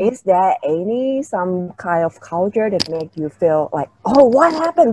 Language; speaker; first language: English; non-native, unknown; Thai